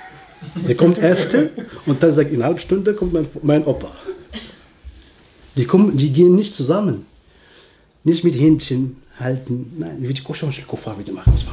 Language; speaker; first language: German; non-native, learner; Arabic